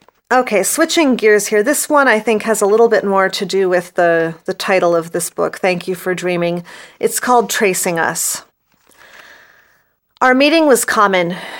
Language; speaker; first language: English; native; English